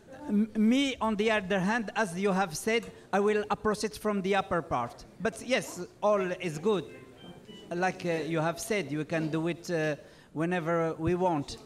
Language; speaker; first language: English; non-native, fluent; Arabic